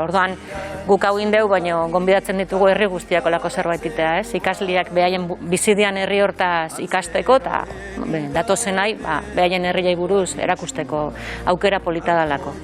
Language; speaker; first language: Basque; native; Basque